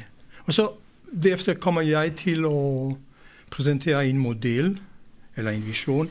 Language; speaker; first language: Danish; non-native, fluent; Hebrew